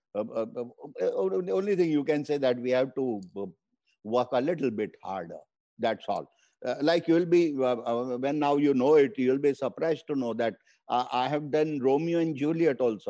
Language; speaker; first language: English; non-native, local second language; Hindi